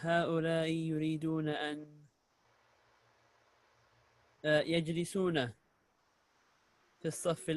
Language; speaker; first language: Arabic; non-native, learner; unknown